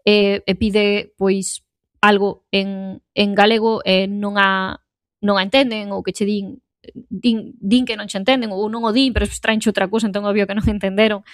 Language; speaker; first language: Galician; native; Galician